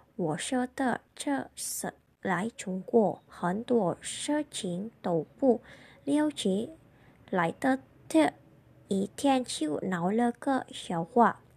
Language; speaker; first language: Chinese; non-native, learner; Indonesian